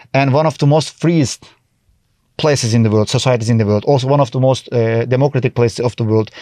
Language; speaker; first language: English; non-native, fluent; Turkish